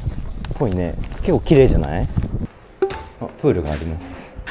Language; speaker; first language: Japanese; native; Japanese